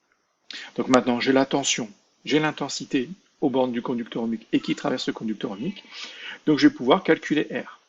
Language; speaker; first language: French; native; French